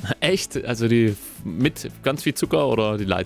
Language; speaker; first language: German; native; German